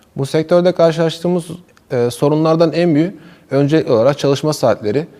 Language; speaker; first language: Turkish; native; Turkish